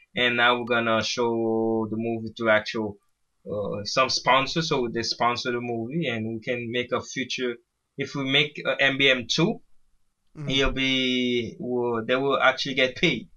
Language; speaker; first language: English; early bilingual, other home language; Haitian Creole